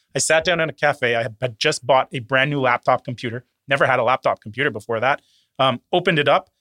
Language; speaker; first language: English; native; English